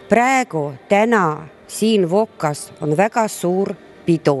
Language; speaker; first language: Estonian; non-native, local second language; Russian